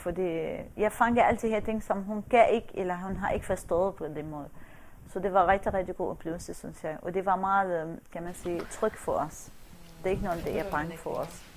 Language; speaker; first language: Danish; non-native, fluent; Arabic